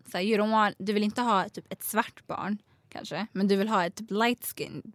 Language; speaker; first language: Swedish; early bilingual, other home language; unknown